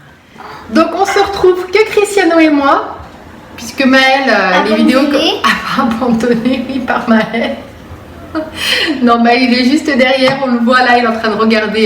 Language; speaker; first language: French; native; French